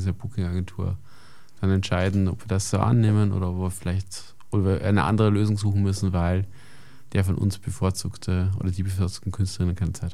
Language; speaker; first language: German; native; German